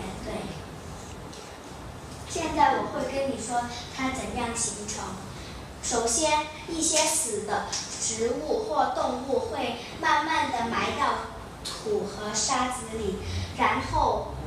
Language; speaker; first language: Chinese; non-native, local second language; Cantonese